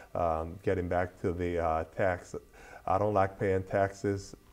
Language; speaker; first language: English; native; English